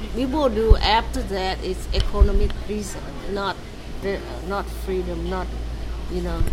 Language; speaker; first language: English; non-native, learner; Vietnamese